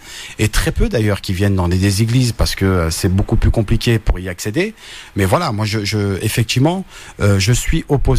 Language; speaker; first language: French; native; French